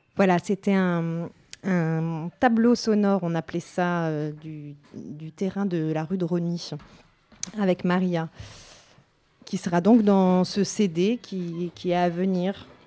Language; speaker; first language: French; native; French